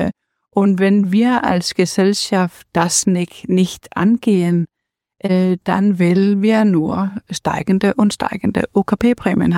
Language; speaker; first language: German; non-native, learner; Danish